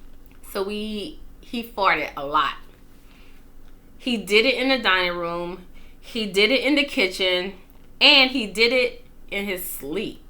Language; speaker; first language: English; native; English